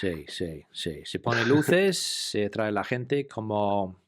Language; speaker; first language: Spanish; non-native, fluent; English